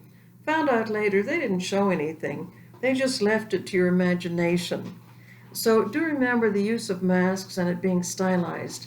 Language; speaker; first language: English; native; English